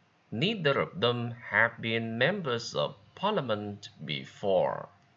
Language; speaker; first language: English; non-native, fluent; Vietnamese